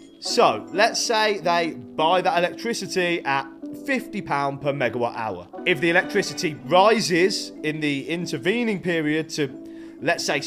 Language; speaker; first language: English; native; English